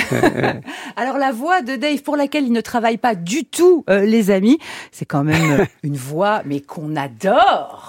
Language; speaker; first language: French; native; French